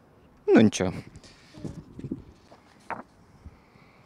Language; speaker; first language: Russian; native; Russian